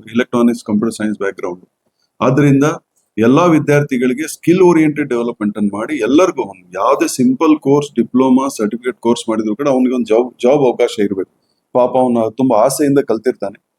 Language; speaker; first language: Kannada; native; Kannada